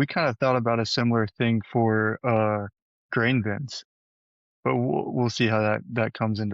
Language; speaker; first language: English; native; English